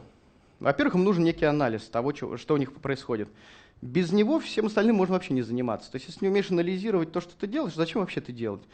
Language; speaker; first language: Russian; native; Russian